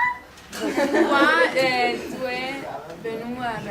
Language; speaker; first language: French; non-native, learner; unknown